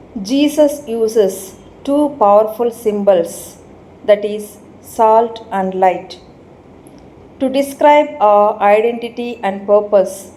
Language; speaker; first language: English; non-native, local second language; Telugu